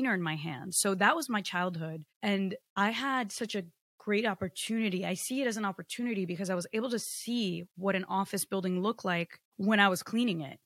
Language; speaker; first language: English; early bilingual, other home language; Portuguese